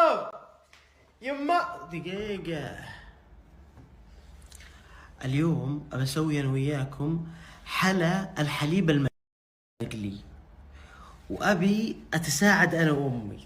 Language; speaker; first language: Arabic; native; Arabic